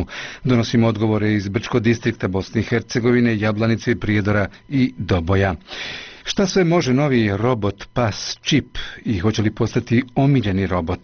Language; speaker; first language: Croatian; native; Croatian